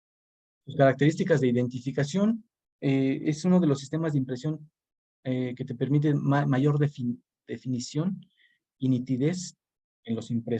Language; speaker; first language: Spanish; native; Spanish